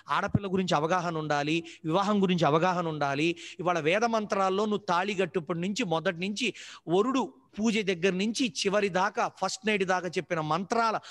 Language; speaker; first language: Telugu; native; Telugu